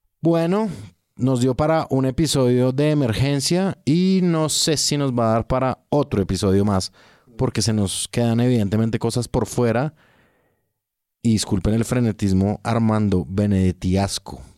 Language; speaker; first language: Spanish; native; Spanish